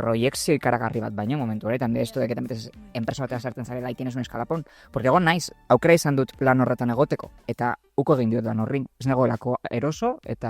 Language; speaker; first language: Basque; non-native, local second language; Spanish